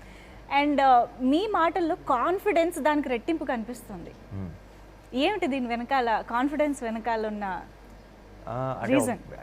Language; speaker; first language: Telugu; native; Telugu